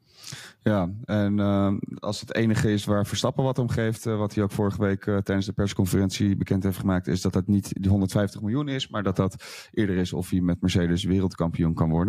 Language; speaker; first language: Dutch; native; Dutch